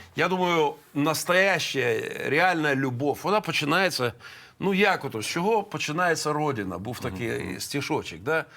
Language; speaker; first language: Ukrainian; native; Ukrainian